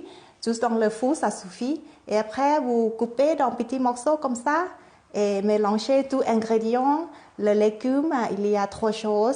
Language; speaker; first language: French; non-native, fluent; Thai